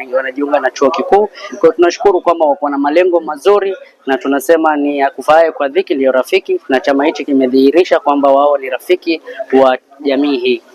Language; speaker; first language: Swahili; non-native, local second language; Somali